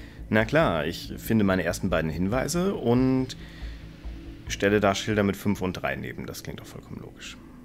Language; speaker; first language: German; native; German